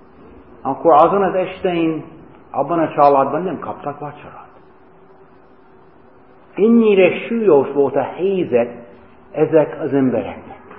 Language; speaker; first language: Hungarian; non-native, fluent; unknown